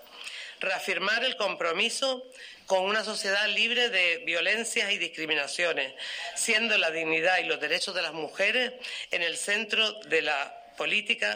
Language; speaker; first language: Spanish; native; Spanish